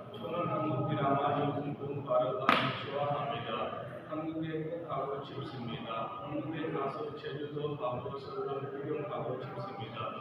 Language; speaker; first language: Korean; non-native, learner; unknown